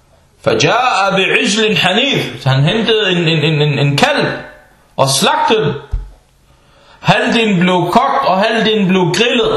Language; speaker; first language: Danish; early bilingual, other home language; Arabic